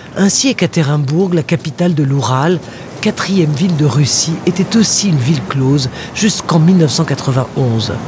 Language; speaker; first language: French; native; French